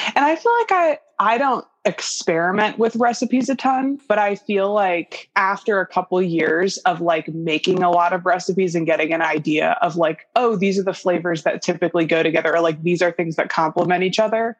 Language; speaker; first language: English; native; English